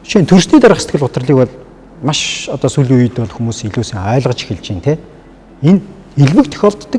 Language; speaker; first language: Mongolian; native; Mongolian